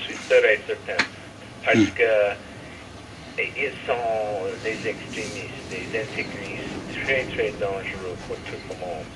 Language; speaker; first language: French; non-native, learner; English